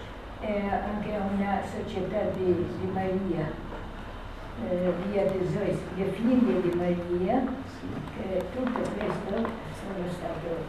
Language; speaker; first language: Italian; non-native, learner; Albanian